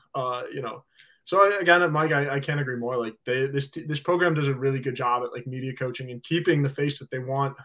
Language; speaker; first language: English; native; English